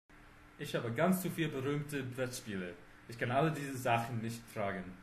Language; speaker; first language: German; non-native, learner; English